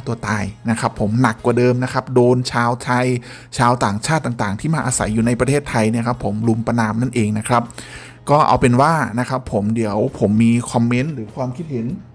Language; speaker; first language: Thai; native; Thai